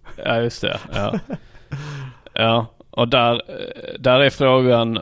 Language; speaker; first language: Swedish; native; Swedish